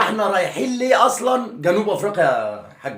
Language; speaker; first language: Arabic; native; Arabic